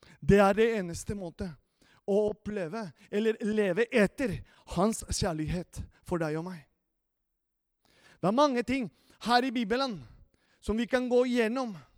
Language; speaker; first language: Norwegian; non-native, fluent; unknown